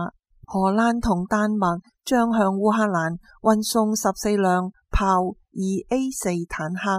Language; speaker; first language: Chinese; non-native, local second language; Cantonese